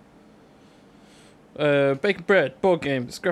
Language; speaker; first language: English; native; English